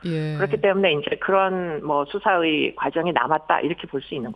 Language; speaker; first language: Korean; native; Korean